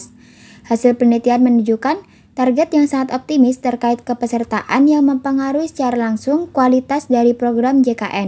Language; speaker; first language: Indonesian; native; Indonesian